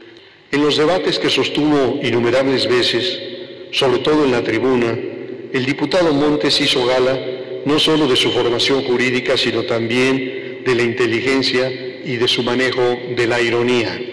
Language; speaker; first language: Spanish; native; Spanish